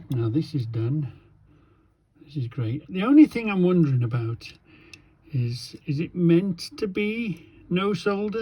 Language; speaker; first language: English; native; English